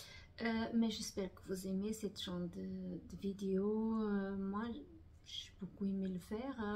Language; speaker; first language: French; non-native, fluent; Portuguese